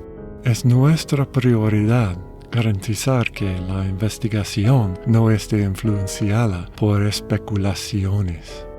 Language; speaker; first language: Spanish; non-native, fluent; English